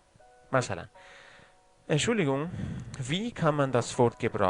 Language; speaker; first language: German; non-native, fluent; Persian